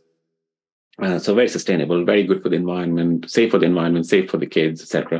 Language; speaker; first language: English; non-native, local second language; Hindi